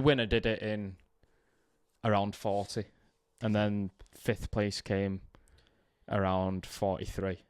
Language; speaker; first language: English; native; English